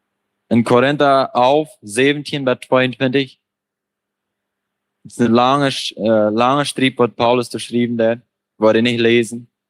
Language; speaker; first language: German; non-native, local second language; Plautdietsch